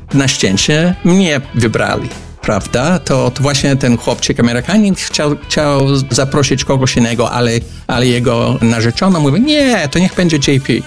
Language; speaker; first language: Polish; non-native, fluent; English